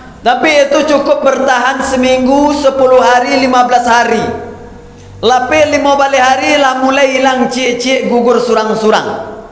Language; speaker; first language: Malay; non-native, local second language; Minangkabau